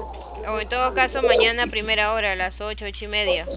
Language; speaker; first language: Spanish; native; Spanish